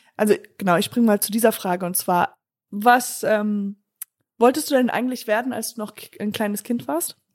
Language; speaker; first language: German; non-native, fluent; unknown